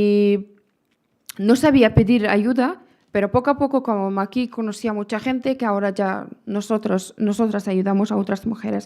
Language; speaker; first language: Spanish; non-native, fluent; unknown